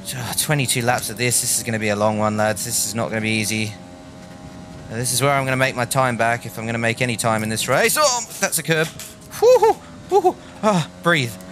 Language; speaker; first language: English; native; English